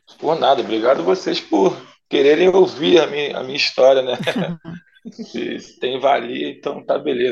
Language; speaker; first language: Portuguese; native; Portuguese